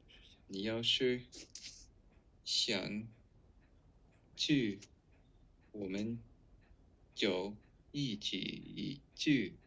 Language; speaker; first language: Chinese; non-native, learner; English